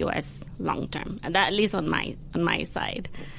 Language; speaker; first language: English; non-native, fluent; Spanish